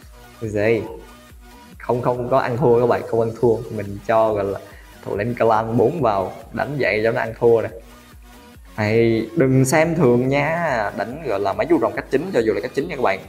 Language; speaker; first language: Vietnamese; native; Vietnamese